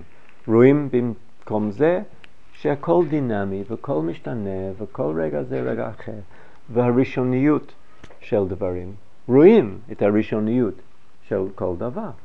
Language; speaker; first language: Hebrew; non-native, fluent; English